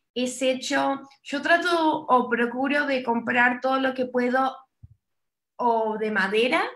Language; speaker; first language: Spanish; early bilingual, heritage; Spanish